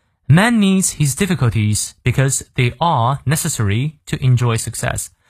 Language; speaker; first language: English; non-native, fluent; Chinese